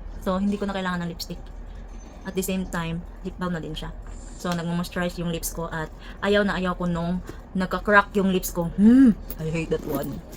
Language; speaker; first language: Filipino; non-native, local second language; Cebuano